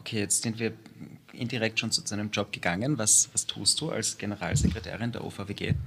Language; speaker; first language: German; native; German